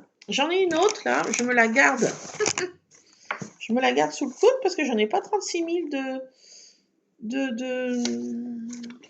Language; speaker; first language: French; native; French